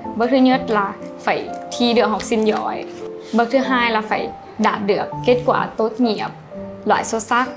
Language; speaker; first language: Vietnamese; non-native, learner; Lao